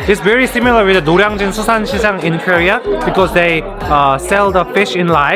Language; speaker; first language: English; non-native, fluent; Korean